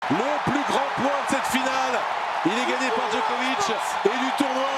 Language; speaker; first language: French; native; French